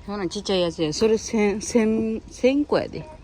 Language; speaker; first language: Japanese; non-native, fluent; Filipino